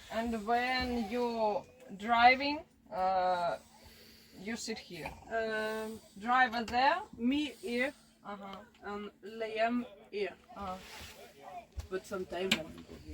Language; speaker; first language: English; non-native, learner; Ukrainian